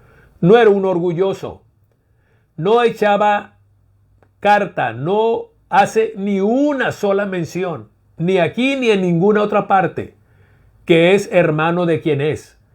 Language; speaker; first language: Spanish; native; Spanish